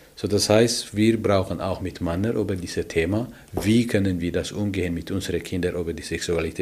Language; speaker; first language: German; non-native, learner; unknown